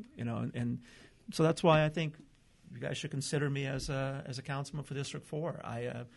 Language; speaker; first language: English; early bilingual, other home language; Portuguese